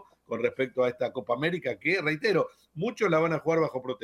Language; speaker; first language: Spanish; native; Spanish